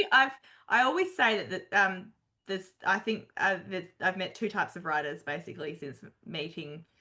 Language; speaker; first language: English; native; English